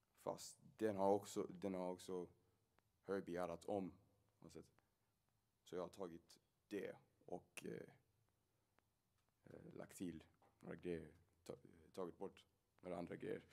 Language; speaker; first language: Swedish; non-native, fluent; English